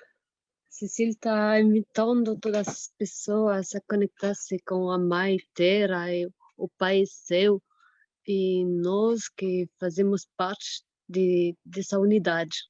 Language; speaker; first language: Portuguese; non-native, fluent; French